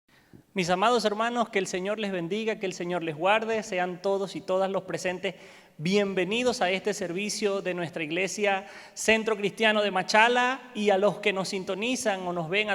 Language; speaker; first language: Spanish; native; Spanish